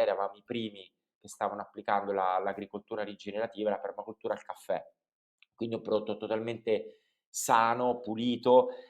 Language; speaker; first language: Italian; native; Italian